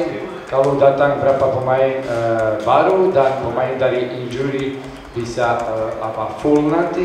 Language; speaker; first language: Indonesian; non-native, learner; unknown